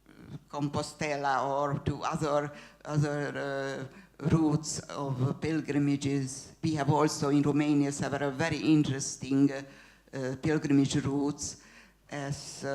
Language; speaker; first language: English; non-native, fluent; Hungarian